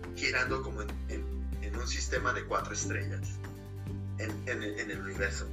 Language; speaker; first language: Spanish; native; Spanish